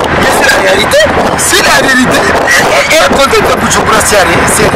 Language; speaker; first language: French; non-native, learner; Rundi